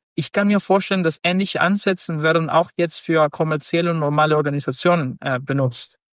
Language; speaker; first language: German; non-native, fluent; Spanish